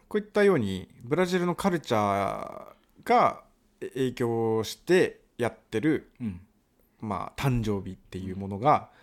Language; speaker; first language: Japanese; early bilingual, other home language; Portuguese